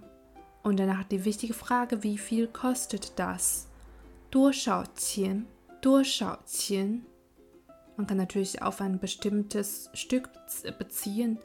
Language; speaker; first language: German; non-native, fluent; Chinese